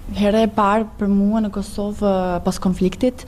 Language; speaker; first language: Albanian; non-native, learner; Serbian